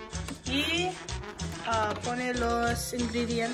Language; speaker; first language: Spanish; non-native, learner; English